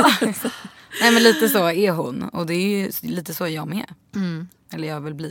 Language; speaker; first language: Swedish; native; Swedish